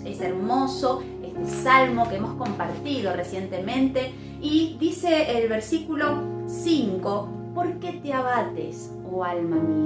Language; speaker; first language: Spanish; native; Spanish